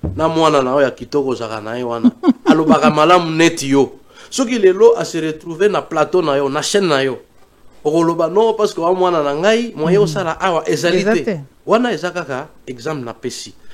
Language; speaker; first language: Lingala; non-native, local second language; Luba-Lulua